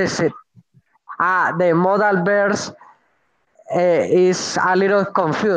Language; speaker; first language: English; non-native, learner; Spanish